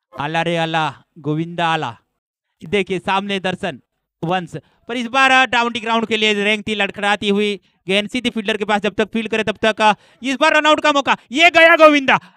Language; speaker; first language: Hindi; non-native, local second language; Gujarati